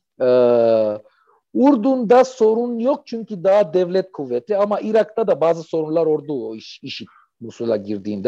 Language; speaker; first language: Turkish; non-native, fluent; Arabic